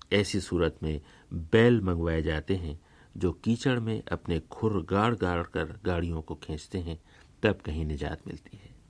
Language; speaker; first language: Urdu; native; Urdu